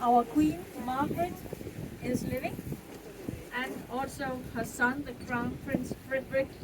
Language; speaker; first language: English; non-native, fluent; Danish